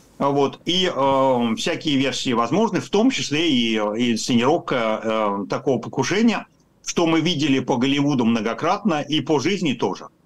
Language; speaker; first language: Russian; native; Russian